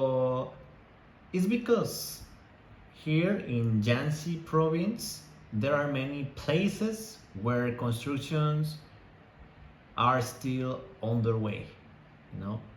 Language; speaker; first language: English; non-native, learner; Spanish